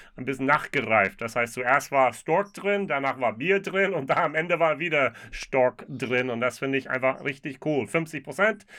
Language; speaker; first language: German; non-native, fluent; English